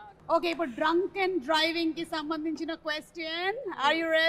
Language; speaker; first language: Telugu; native; Telugu